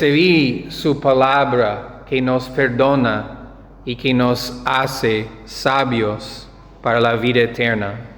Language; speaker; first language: Spanish; non-native, fluent; English